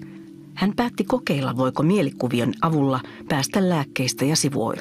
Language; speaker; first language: Finnish; native; Finnish